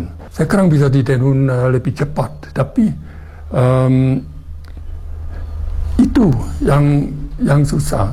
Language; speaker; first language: Indonesian; non-native, fluent; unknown